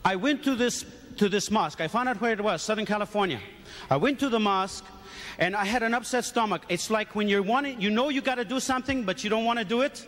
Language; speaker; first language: English; native; English